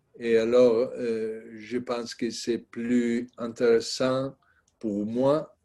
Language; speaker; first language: French; non-native, learner; Italian